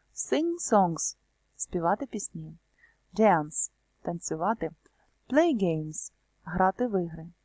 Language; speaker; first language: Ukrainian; native; Ukrainian